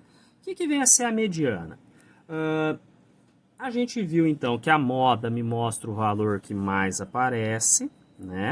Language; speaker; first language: Portuguese; native; Portuguese